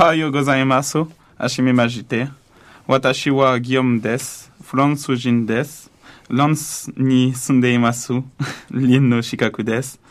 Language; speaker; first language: Japanese; non-native, learner; French